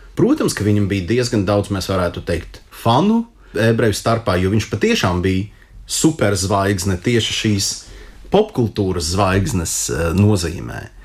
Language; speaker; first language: Latvian; non-native, local second language; Russian